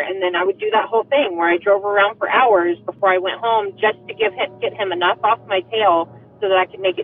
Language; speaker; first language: English; native; English